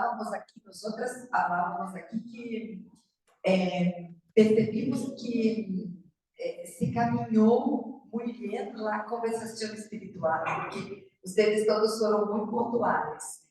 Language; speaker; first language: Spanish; non-native, learner; Portuguese